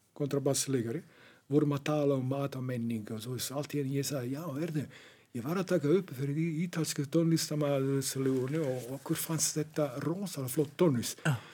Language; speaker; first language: Icelandic; non-native, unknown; Italian